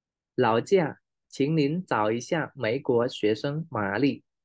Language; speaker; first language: Chinese; non-native, learner; Khmer